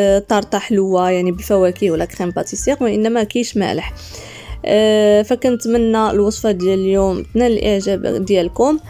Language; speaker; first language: Arabic; native; Arabic